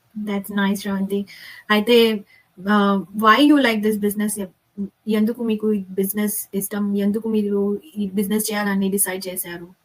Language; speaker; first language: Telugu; non-native, local second language; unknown